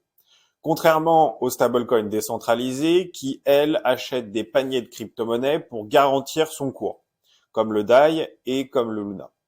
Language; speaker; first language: French; native; French